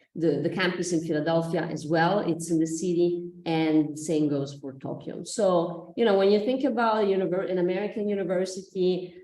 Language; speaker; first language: English; non-native, fluent; Italian